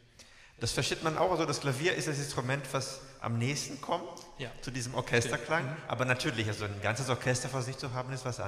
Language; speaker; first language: German; native; German